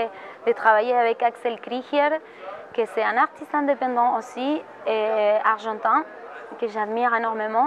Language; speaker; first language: French; non-native, fluent; Spanish